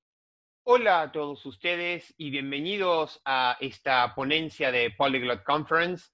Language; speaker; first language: Spanish; native; Spanish